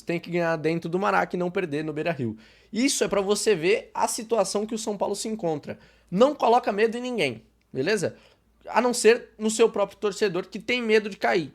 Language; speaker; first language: Portuguese; native; Portuguese